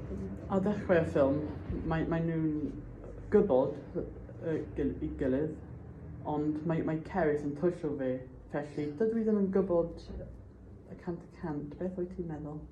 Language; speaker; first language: Welsh; non-native, local second language; English